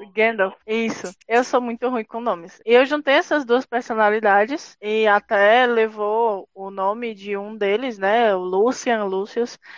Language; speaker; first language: Portuguese; native; Portuguese